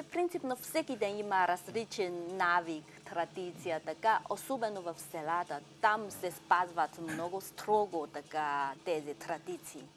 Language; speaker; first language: Bulgarian; non-native, fluent; Chinese